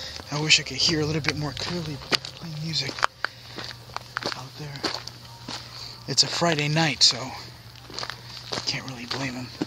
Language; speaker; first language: English; native; English